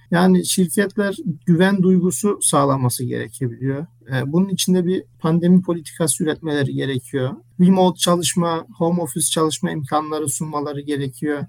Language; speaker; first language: Turkish; early bilingual, heritage; Turkish